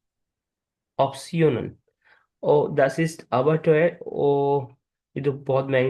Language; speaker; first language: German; non-native, learner; Hindi